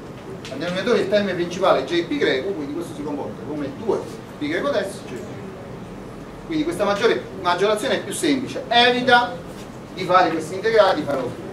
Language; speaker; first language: Italian; native; Italian